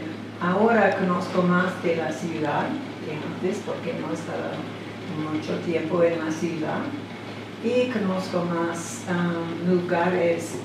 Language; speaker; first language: Spanish; non-native, fluent; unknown